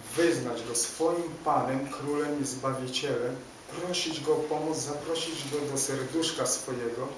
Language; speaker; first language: Polish; native; Polish